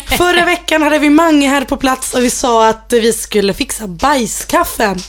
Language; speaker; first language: Swedish; early bilingual, other home language; Spanish